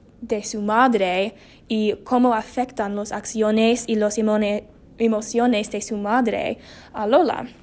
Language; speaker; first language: Spanish; non-native, learner; English